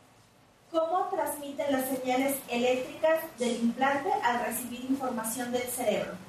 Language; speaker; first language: Spanish; native; Spanish